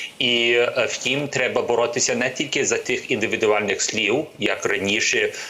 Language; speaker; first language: Ukrainian; early bilingual, heritage; Ukrainian